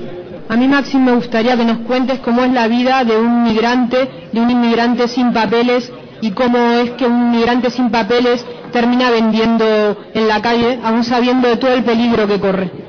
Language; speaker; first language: Spanish; native; Spanish